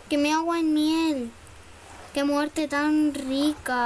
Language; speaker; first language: Spanish; native; Spanish